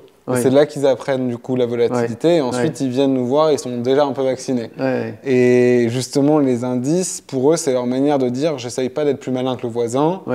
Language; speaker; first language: French; native; French